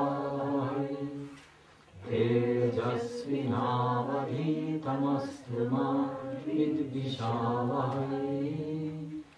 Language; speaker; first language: Japanese; non-native, learner; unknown